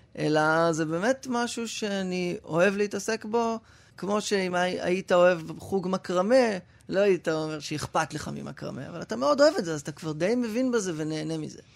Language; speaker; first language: Hebrew; native; Hebrew